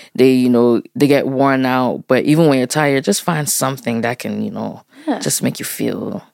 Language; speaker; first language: English; early bilingual, other home language; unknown